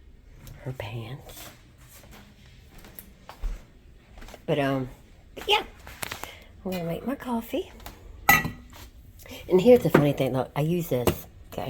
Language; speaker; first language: English; native; English